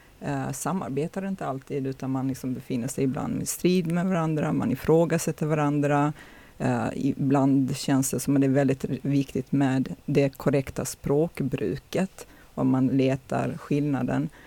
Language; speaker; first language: Swedish; native; Swedish